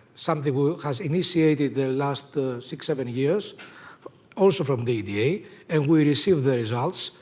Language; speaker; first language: English; non-native, fluent; Greek